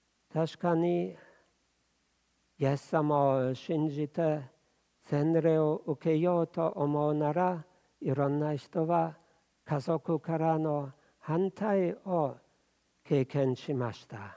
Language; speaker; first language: Japanese; non-native, fluent; German